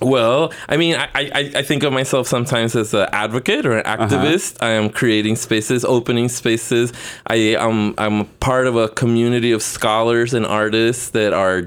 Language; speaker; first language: English; non-native, fluent; Spanish